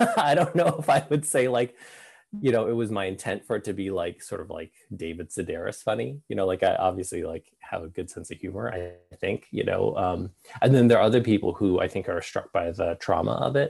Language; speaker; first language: English; native; English